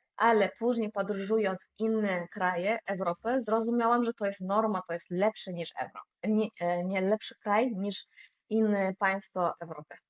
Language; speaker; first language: Polish; non-native, fluent; Uzbek